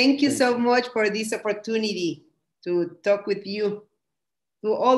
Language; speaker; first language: English; non-native, fluent; Spanish